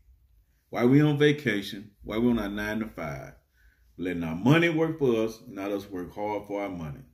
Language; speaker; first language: English; native; English